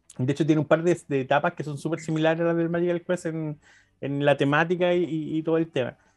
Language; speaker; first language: Spanish; native; Spanish